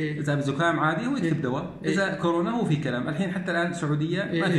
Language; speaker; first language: Arabic; non-native, learner; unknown